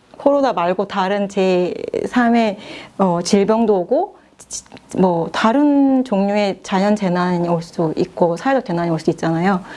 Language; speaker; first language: Korean; native; Korean